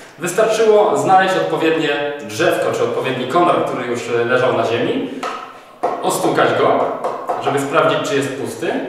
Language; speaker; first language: Polish; native; Polish